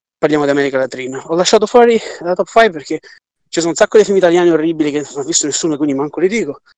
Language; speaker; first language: Italian; native; Italian